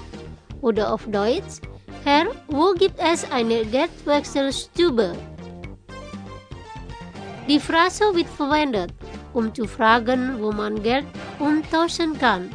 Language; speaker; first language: German; non-native, fluent; Indonesian